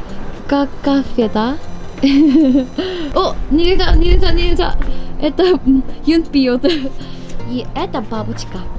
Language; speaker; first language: Russian; non-native, learner; Korean